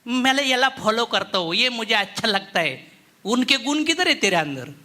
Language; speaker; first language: Hindi; non-native, local second language; Marathi